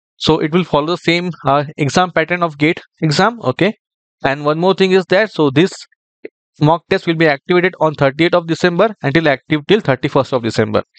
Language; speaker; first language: English; non-native, local second language; Marathi